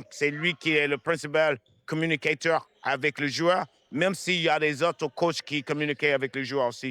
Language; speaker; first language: French; non-native, fluent; English